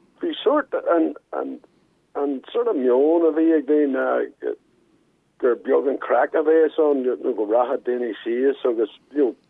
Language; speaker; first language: Irish; non-native, local second language; English